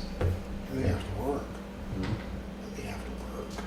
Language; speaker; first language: English; native; English